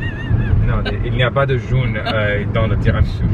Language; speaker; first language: French; non-native, learner; English